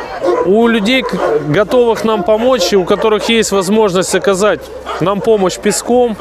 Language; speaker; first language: Russian; native; Russian